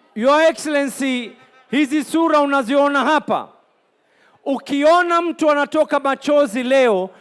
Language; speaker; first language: Swahili; native; Swahili